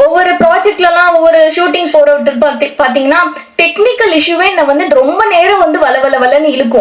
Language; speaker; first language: Tamil; native; Tamil